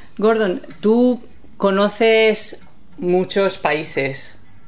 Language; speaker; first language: Spanish; native; Spanish